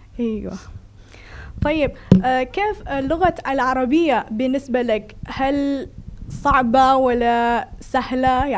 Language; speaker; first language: Arabic; non-native, fluent; Indonesian